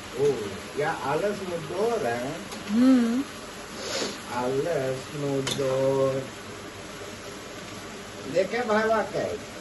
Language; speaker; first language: Dutch; non-native, local second language; Caribbean Hindustani